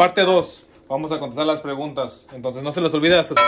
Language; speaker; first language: Spanish; early bilingual, heritage; Spanish